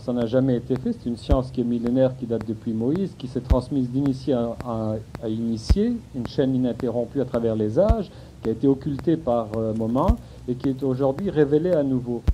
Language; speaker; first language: French; native; French